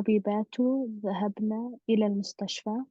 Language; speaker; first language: Arabic; non-native, learner; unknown